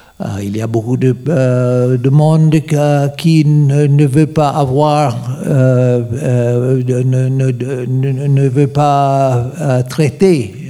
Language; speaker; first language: French; non-native, fluent; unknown